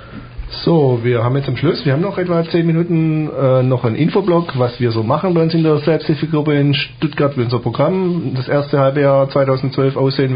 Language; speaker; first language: German; native; German